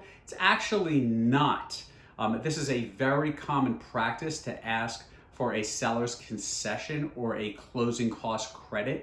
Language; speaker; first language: English; native; English